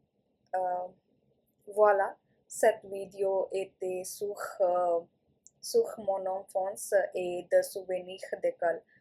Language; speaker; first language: French; non-native, learner; Punjabi